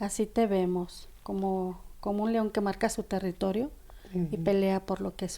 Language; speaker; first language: Spanish; native; Spanish